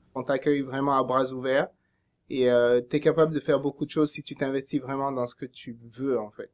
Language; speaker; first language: French; native; French